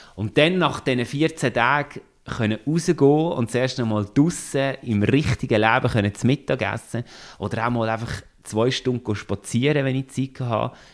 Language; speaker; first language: German; native; German